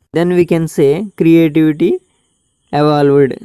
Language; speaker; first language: English; non-native, local second language; Telugu